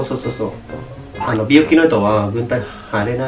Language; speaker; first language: Japanese; non-native, fluent; Vietnamese